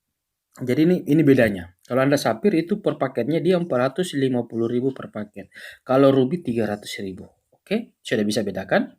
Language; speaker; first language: Indonesian; native; Indonesian